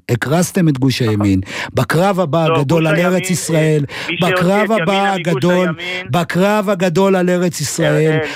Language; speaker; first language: Hebrew; native; Hebrew